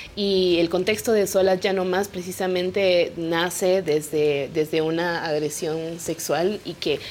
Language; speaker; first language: Spanish; non-native, local second language; Kaqchikel